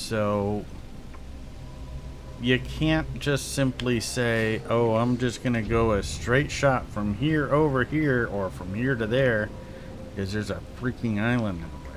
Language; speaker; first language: English; native; English